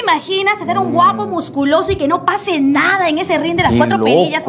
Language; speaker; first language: Spanish; native; Spanish